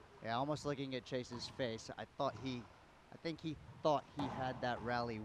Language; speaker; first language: English; native; English